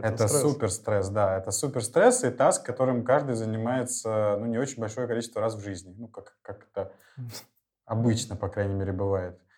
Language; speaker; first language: Russian; native; Russian